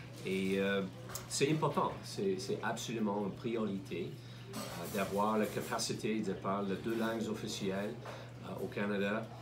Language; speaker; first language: French; non-native, learner; English